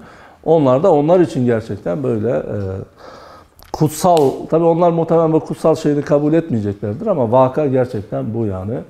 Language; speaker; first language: Turkish; native; Turkish